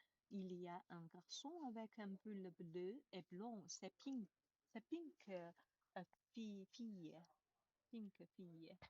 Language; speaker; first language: French; non-native, learner; Chinese